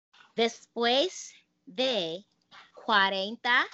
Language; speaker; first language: Spanish; non-native, fluent; English